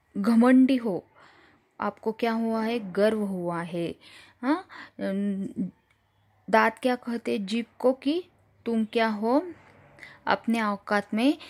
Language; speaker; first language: Hindi; non-native, local second language; Marathi